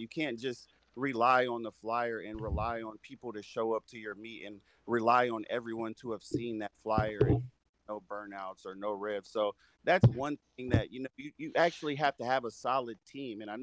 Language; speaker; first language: English; native; English